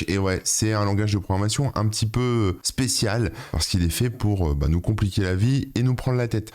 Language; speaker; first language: French; native; French